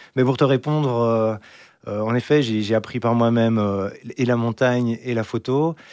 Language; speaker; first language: French; native; French